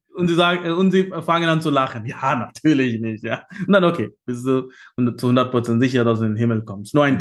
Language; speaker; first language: German; non-native, fluent; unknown